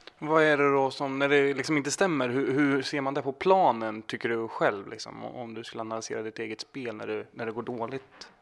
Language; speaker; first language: Swedish; native; Swedish